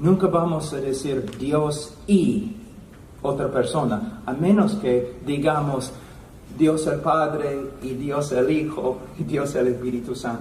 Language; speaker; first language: Spanish; non-native, fluent; English